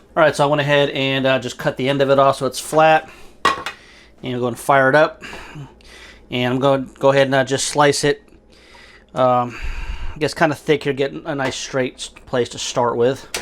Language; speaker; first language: English; native; English